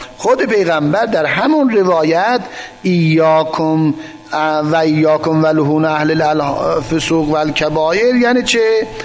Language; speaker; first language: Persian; non-native, local second language; Azerbaijani